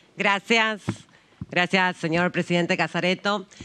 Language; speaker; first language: Spanish; native; Spanish